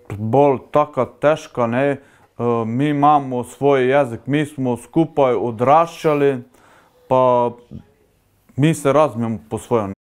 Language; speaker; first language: Slovenian; non-native, local second language; Romany